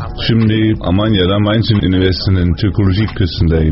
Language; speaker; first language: Turkish; non-native, fluent; Dutch